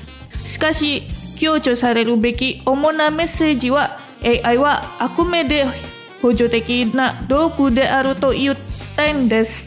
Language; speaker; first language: Japanese; non-native, fluent; Indonesian